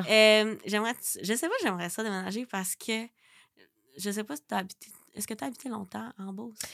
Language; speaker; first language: French; native; French